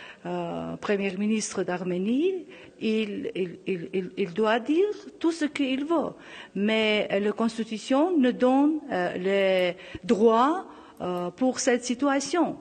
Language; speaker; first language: French; non-native, local second language; Armenian